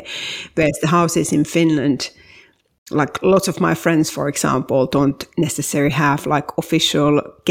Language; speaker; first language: English; non-native, fluent; Finnish